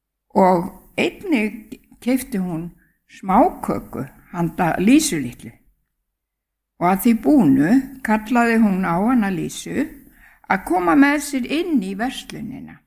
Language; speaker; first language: Icelandic; native; Icelandic